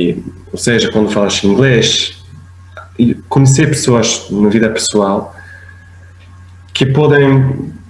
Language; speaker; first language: Portuguese; non-native, fluent; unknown